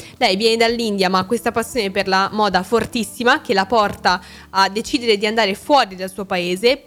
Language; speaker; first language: Italian; native; Italian